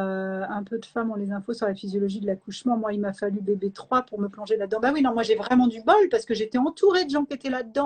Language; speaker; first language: French; native; French